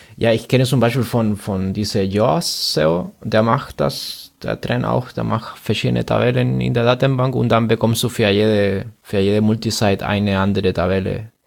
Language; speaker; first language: German; non-native, fluent; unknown